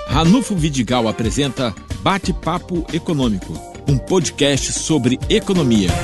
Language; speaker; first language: Portuguese; native; Portuguese